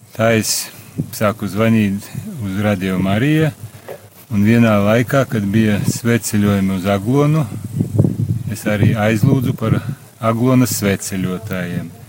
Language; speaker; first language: Latvian; native; Latvian